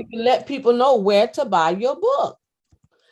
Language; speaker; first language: English; native; English